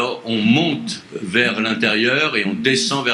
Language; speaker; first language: French; native; French